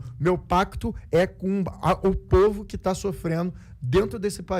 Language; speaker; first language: Portuguese; native; Portuguese